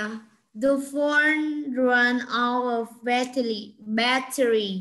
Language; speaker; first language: English; non-native, learner; Vietnamese